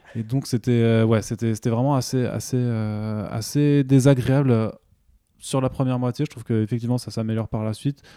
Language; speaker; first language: French; native; French